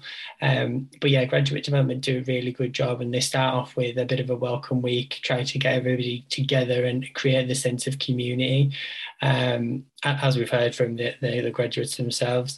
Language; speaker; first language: English; native; English